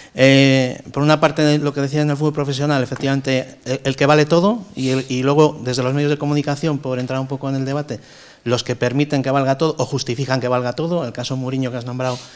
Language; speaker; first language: Spanish; native; Spanish